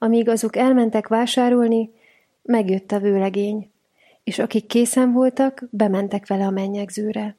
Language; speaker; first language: Hungarian; native; Hungarian